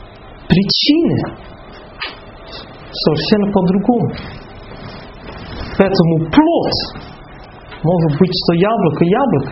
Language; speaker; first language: Russian; non-native, fluent; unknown